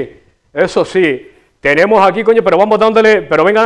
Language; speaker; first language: Spanish; native; Spanish